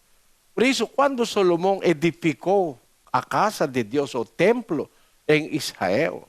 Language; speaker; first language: Portuguese; non-native, learner; Filipino